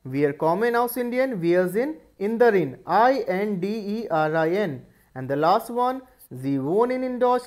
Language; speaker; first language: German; non-native, learner; Hindi